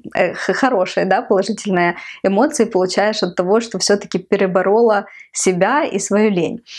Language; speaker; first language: Russian; non-native, local second language; Ukrainian